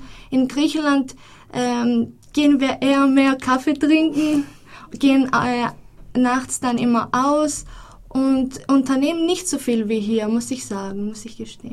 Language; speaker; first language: German; non-native, fluent; Greek